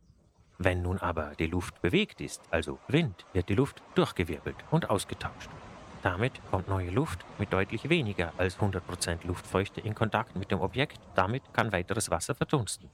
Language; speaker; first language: German; native; German